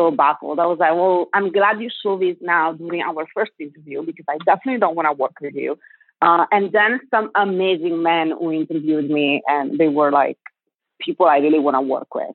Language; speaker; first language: English; non-native, fluent; Italian